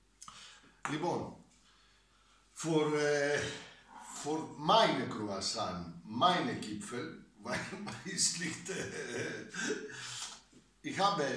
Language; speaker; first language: German; non-native, learner; Greek